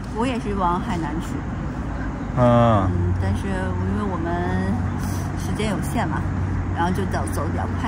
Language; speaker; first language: Chinese; native; Chinese